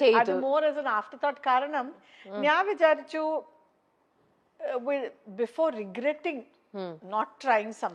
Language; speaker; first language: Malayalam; non-native, local second language; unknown